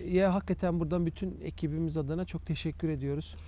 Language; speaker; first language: Turkish; native; Turkish